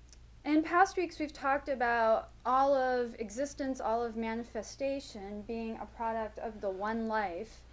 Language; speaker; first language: English; native; English